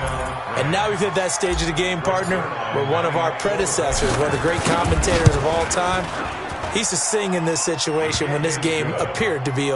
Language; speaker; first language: English; native; English